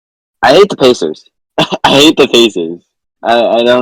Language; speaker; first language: English; native; English